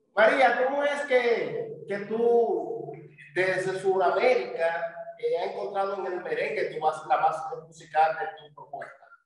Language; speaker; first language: Spanish; native; Spanish